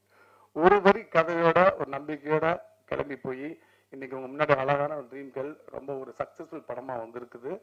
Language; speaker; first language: Tamil; native; Tamil